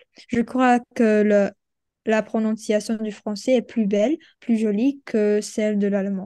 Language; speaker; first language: French; non-native, learner; Indonesian